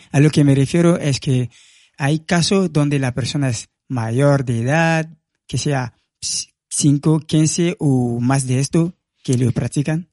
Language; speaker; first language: Spanish; non-native, fluent; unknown